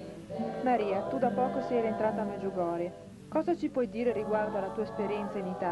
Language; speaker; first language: Italian; native; Italian